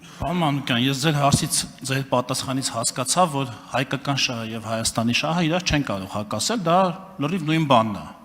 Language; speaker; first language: Armenian; native; Armenian